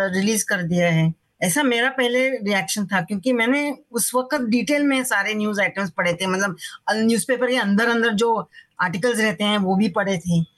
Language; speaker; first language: Hindi; non-native, local second language; Marathi